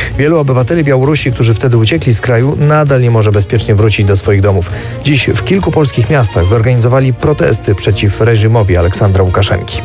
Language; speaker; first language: Polish; native; Polish